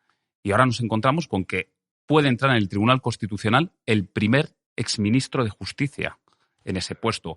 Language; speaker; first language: Spanish; native; Spanish